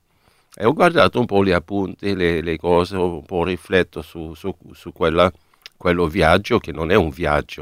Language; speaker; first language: Italian; non-native, fluent; Swedish